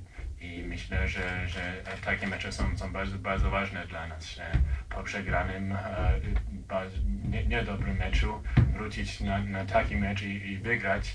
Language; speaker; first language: Polish; early bilingual, heritage; English